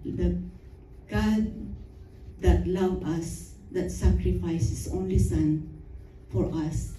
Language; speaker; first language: English; non-native, local second language; Filipino